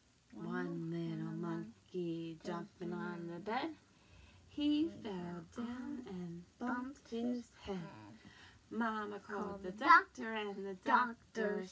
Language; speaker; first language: English; native; English